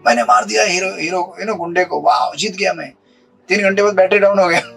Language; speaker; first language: Hindi; non-native, local second language; Marathi